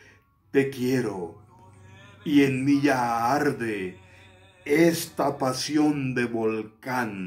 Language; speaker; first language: Spanish; native; Spanish